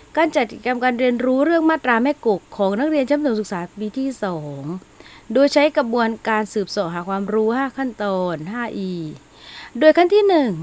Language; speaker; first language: Thai; non-native, local second language; Malay